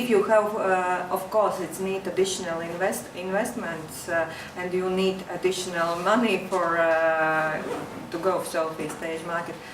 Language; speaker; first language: English; non-native, learner; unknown